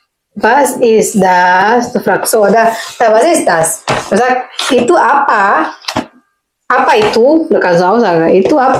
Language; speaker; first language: German; non-native, learner; Indonesian